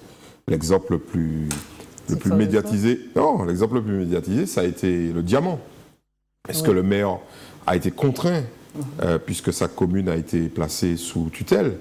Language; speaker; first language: French; native; French